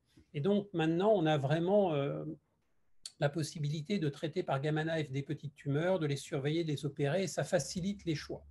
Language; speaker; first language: French; native; French